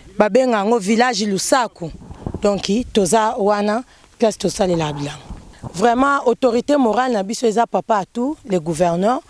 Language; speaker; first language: Lingala; non-native, local second language; Kongo